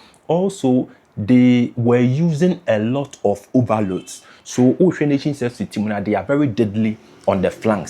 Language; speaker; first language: English; non-native, local second language; Akan